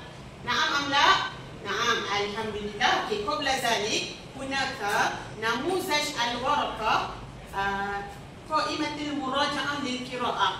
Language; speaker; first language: Arabic; non-native, learner; Malay